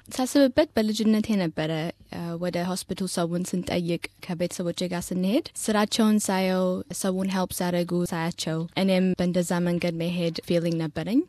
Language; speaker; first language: Amharic; early bilingual, heritage; Amharic